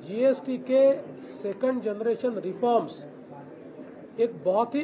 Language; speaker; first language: Hindi; non-native, local second language; Marathi